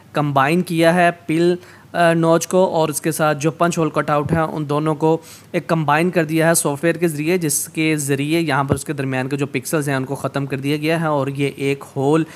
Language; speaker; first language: Urdu; native; Urdu